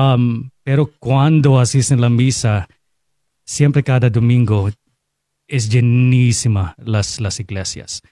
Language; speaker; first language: Spanish; non-native, fluent; Filipino